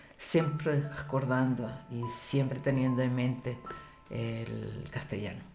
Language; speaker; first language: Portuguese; early bilingual, heritage; Spanish